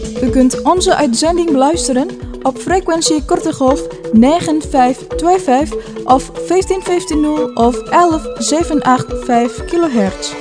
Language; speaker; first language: Dutch; non-native, fluent; Indonesian